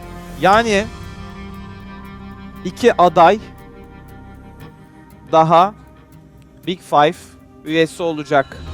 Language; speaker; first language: Turkish; native; Turkish